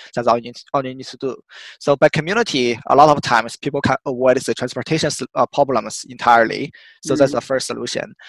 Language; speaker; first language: English; non-native, fluent; Chinese